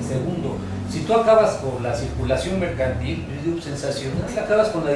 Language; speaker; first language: Spanish; native; Spanish